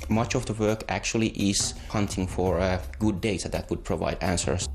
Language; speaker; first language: English; non-native, fluent; Finnish